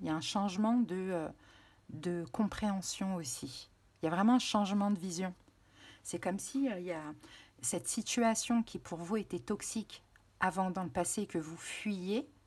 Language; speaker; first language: French; native; French